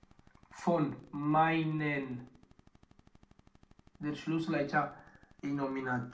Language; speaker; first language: German; non-native, learner; Romanian